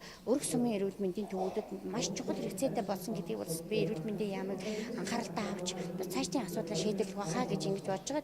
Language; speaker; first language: Mongolian; native; Mongolian